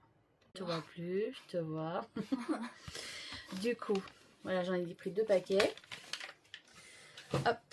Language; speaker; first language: French; native; French